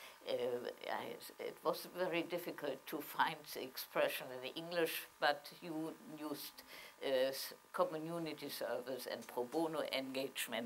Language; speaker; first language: English; non-native, fluent; German